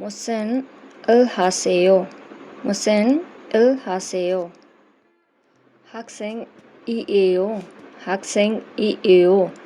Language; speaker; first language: Korean; non-native, learner; Hindi